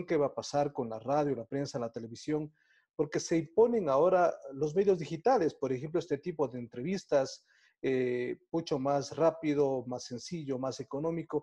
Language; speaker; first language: Spanish; native; Spanish